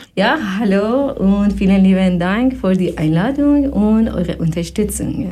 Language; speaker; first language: German; non-native, fluent; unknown